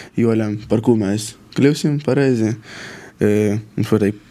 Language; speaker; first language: Latvian; native; Latvian